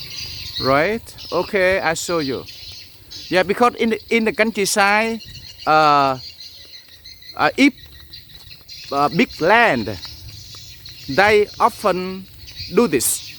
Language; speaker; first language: English; non-native, learner; Vietnamese